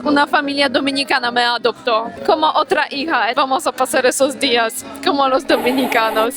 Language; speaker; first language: Spanish; non-native, fluent; Polish